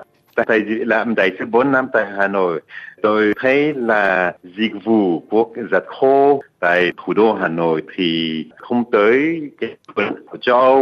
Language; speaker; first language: Vietnamese; non-native, fluent; French